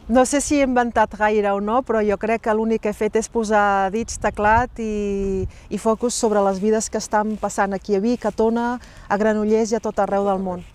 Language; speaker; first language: Catalan; early bilingual, other home language; Riffian